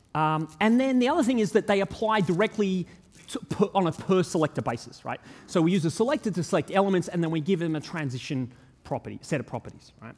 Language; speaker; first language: English; native; English